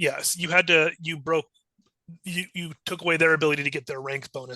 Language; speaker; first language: English; native; English